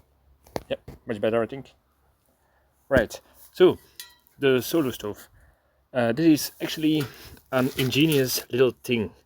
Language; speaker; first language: English; non-native, fluent; Dutch